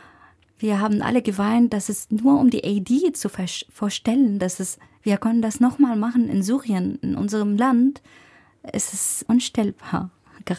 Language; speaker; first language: German; non-native, fluent; Arabic